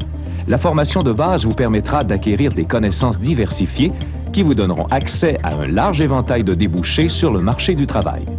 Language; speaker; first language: French; native; French